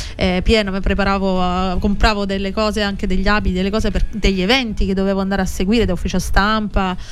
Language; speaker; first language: Italian; native; Italian